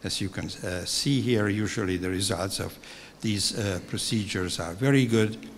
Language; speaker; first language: English; non-native, fluent; Hungarian